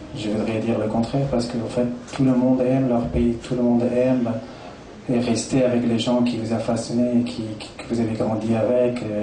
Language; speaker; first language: French; non-native, fluent; Persian